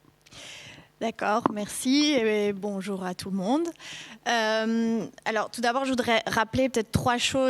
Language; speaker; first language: French; native; French